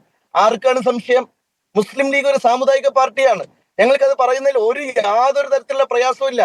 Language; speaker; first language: Malayalam; native; Malayalam